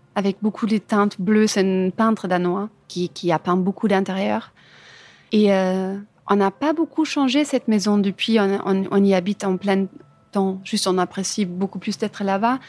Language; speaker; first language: French; non-native, fluent; German